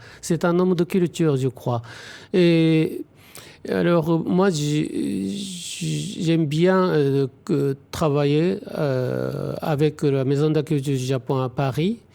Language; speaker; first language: French; non-native, fluent; Japanese